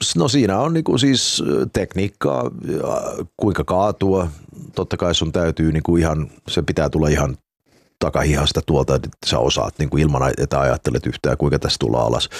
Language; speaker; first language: Finnish; early bilingual, heritage; Finnish